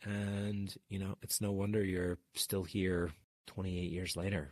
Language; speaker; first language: English; native; English